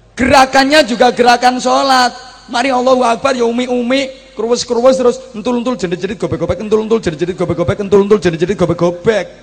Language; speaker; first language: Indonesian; non-native, local second language; Javanese